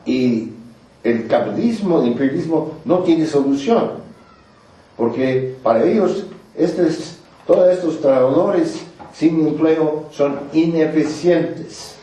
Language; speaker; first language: Spanish; non-native, fluent; English